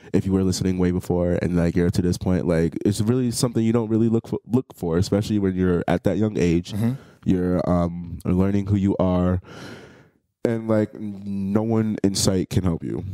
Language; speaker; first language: English; native; English